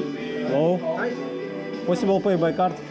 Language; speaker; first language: English; non-native, learner; Russian